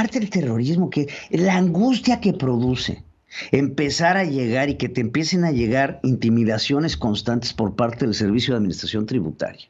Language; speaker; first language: Spanish; native; Spanish